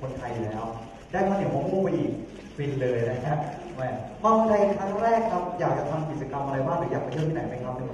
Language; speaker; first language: Thai; native; Thai